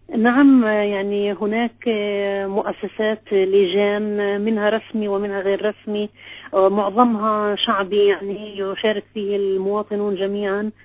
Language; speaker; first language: Arabic; native; Arabic